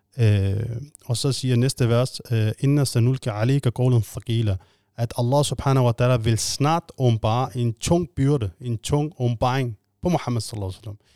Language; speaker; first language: Danish; non-native, fluent; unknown